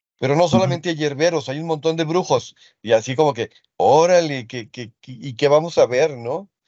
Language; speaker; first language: Spanish; early bilingual, other home language; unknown